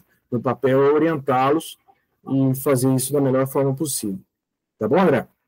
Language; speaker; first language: Portuguese; native; Portuguese